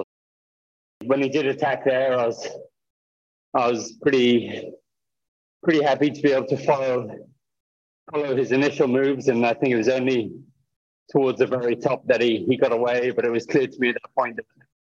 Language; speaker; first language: English; native; English